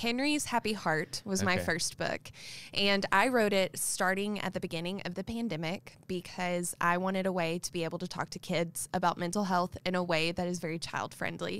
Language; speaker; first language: English; native; English